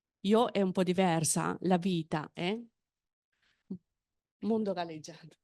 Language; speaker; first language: Italian; non-native, fluent; Japanese